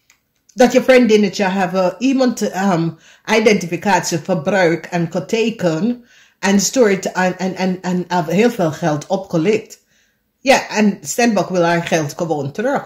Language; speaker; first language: Dutch; non-native, learner; English